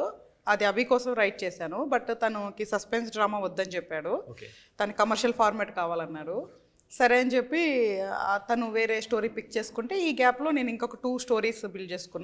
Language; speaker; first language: Telugu; native; Telugu